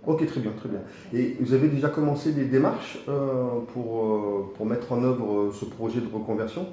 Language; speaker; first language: French; native; French